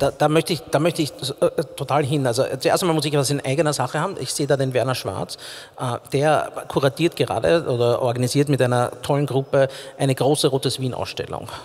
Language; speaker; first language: German; native; German